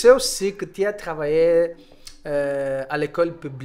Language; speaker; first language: French; non-native, fluent; Portuguese